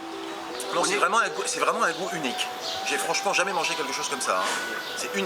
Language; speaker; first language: French; native; French